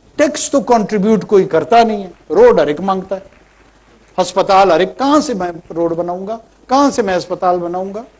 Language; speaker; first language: Urdu; non-native, local second language; Pashto